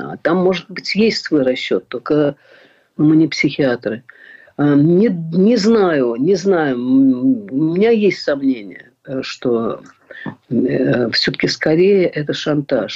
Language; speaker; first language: Russian; native; Russian